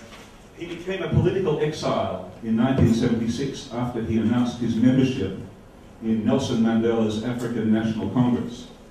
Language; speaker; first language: English; non-native, fluent; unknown